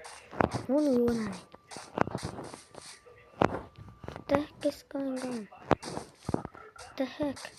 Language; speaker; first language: English; non-native, learner; Mongolian